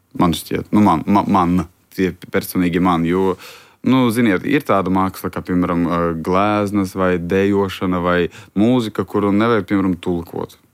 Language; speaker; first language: Latvian; non-native, local second language; Russian